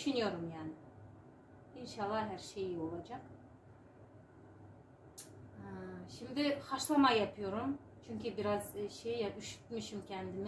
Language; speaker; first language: Turkish; non-native, learner; Uzbek